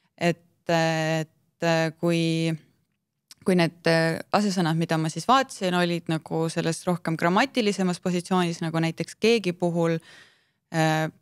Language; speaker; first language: Estonian; native; Estonian